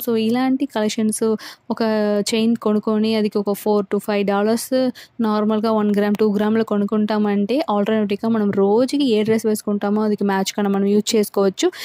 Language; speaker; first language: Telugu; non-native, local second language; Tamil